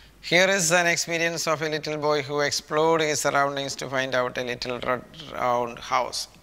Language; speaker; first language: English; non-native, local second language; Malayalam